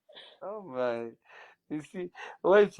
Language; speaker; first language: English; non-native, learner; Somali